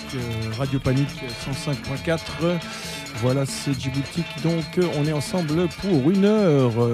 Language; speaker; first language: French; native; French